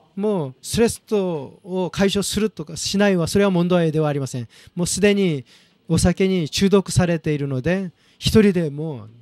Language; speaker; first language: Japanese; non-native, fluent; Korean